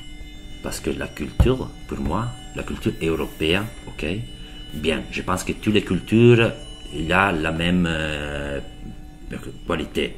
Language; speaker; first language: French; non-native, learner; Italian